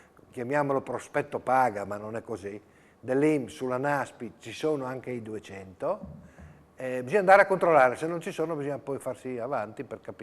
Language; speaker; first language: Italian; native; Italian